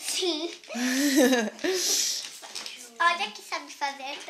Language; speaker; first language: Portuguese; early bilingual, heritage; Portuguese